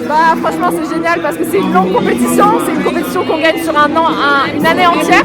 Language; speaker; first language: French; native; French